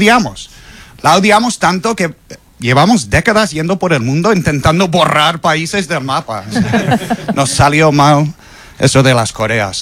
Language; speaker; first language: Spanish; non-native, fluent; English